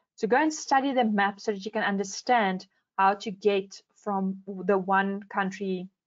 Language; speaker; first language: English; non-native, local second language; Afrikaans